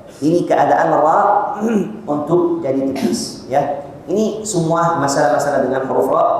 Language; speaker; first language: Malay; non-native, fluent; Arabic